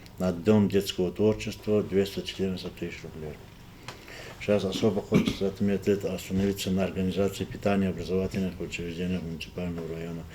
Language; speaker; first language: Russian; non-native, local second language; Lezghian